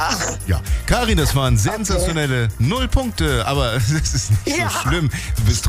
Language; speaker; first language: German; native; German